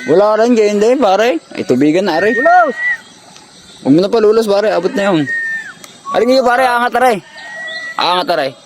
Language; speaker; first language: Filipino; native; Filipino